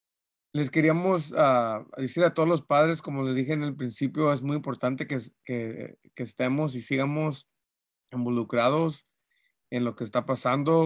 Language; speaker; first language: Spanish; early bilingual, heritage; Spanish